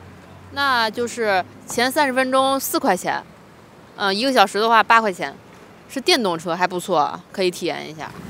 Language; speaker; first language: Chinese; native; Chinese